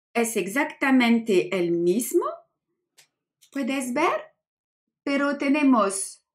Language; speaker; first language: Spanish; non-native, learner; French